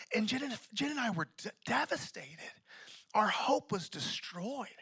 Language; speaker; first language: English; native; English